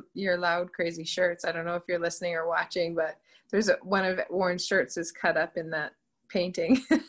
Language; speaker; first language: English; native; English